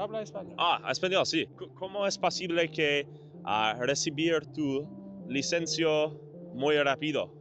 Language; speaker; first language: Spanish; non-native, learner; English